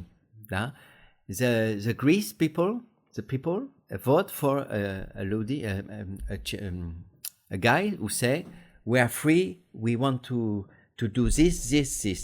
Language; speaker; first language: English; non-native, learner; French